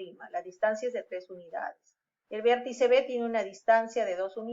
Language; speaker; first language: Spanish; native; Spanish